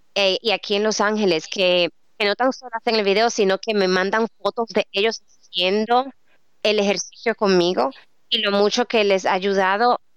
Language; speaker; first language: Spanish; native; Spanish